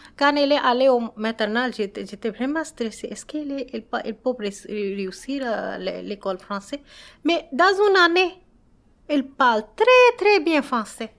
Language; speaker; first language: French; non-native, learner; Bangla